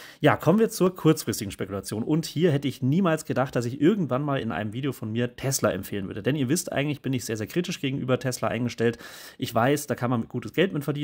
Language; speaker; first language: German; native; German